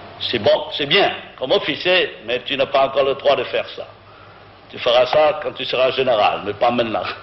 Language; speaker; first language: French; non-native, local second language; Vietnamese